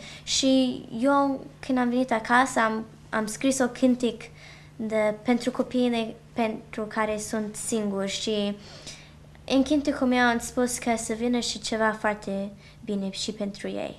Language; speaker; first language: Romanian; early bilingual, heritage; Romanian